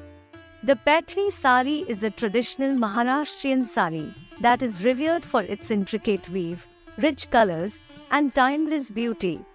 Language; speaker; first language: English; non-native, local second language; Marathi